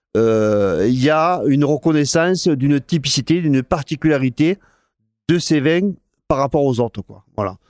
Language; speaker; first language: French; non-native, fluent; Spanish